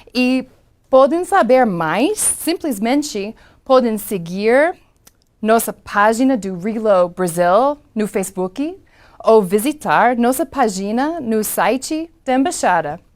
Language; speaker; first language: Portuguese; non-native, fluent; English